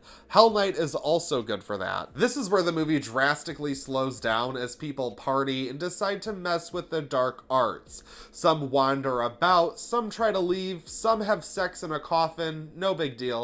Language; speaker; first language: English; native; English